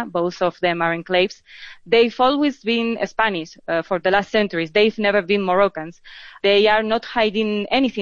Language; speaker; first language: English; non-native, fluent; Spanish